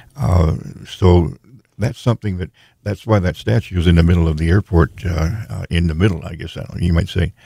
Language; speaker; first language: English; native; English